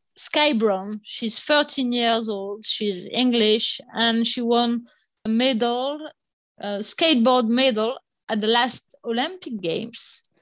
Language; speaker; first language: English; non-native, fluent; French